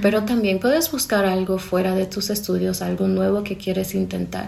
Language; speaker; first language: Spanish; non-native, fluent; English